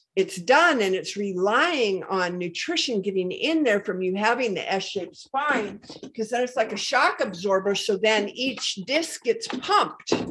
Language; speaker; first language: English; native; English